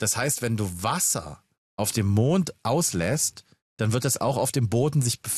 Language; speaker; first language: German; native; German